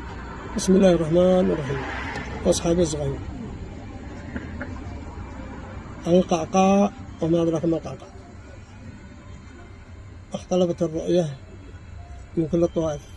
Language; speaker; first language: Arabic; native; Arabic